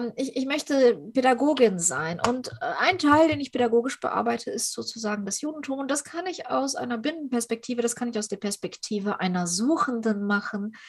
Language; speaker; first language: German; early bilingual, other home language; Ukrainian